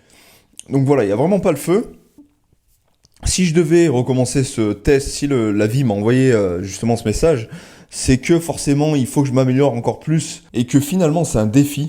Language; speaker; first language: French; native; French